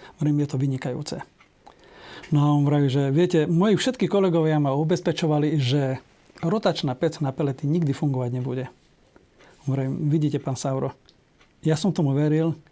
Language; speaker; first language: Slovak; native; Slovak